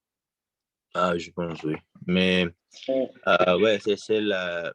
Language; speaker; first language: French; non-native, learner; Spanish